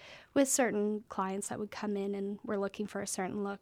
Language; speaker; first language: English; native; English